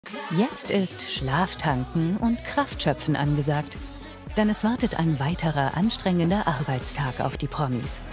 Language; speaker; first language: German; native; German